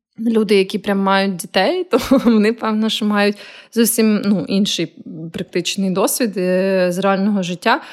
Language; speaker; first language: Ukrainian; native; Ukrainian